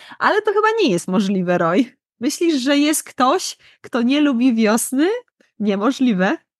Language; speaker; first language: Polish; native; Polish